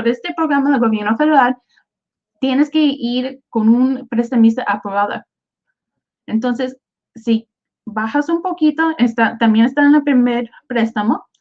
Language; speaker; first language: Spanish; early bilingual, other home language; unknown